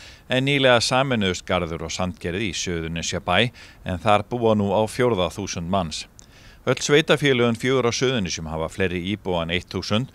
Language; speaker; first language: Icelandic; native; Icelandic